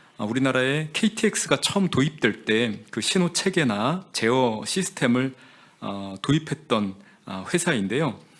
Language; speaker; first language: Korean; native; Korean